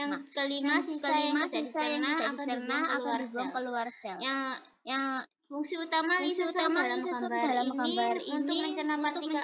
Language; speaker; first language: Indonesian; native; Indonesian